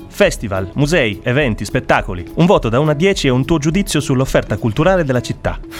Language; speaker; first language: Italian; native; Italian